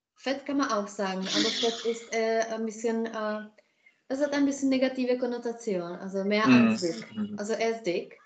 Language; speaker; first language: German; non-native, fluent; Czech